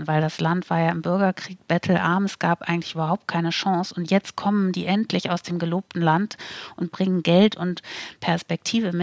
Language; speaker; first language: German; native; German